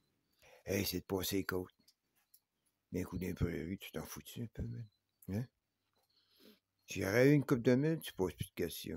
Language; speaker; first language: French; native; French